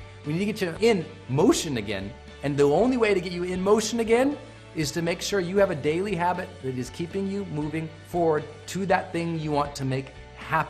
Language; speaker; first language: English; native; English